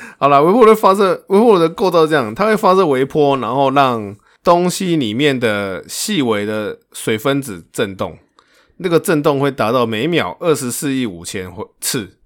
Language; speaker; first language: Chinese; native; Chinese